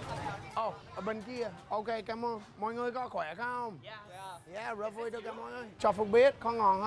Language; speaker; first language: Vietnamese; early bilingual, heritage; English